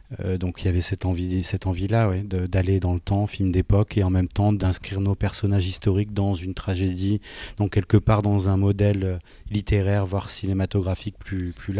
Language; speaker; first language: French; native; French